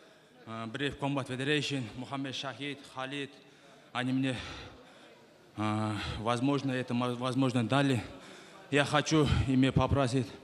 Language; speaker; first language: Russian; non-native, local second language; Kyrgyz